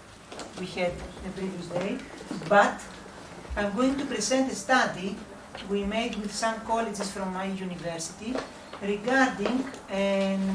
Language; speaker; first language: English; non-native, fluent; Greek